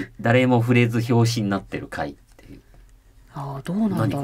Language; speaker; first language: Japanese; native; Japanese